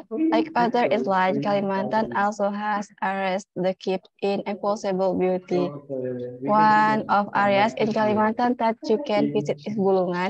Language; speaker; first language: English; non-native, learner; Indonesian